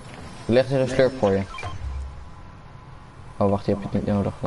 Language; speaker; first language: Dutch; native; Dutch